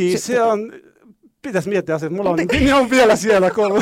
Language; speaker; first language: Finnish; non-native, learner; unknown